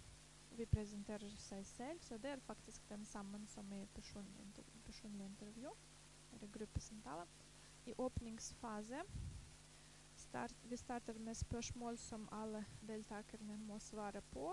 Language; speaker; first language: Norwegian; non-native, fluent; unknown